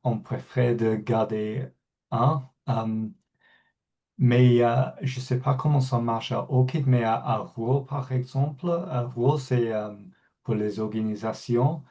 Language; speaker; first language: French; non-native, fluent; English